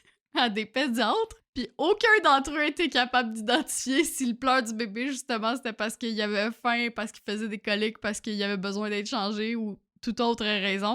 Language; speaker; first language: French; native; French